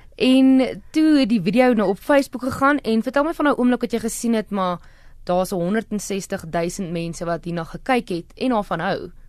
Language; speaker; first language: Afrikaans; native; Afrikaans